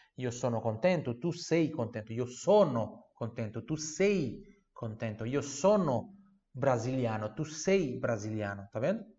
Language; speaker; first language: Italian; non-native, fluent; Portuguese